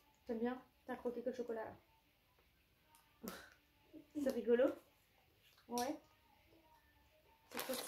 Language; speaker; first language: French; native; French